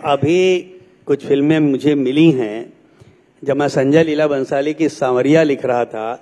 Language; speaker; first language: Hindi; native; Hindi